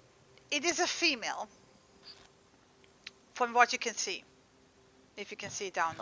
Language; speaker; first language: English; native; English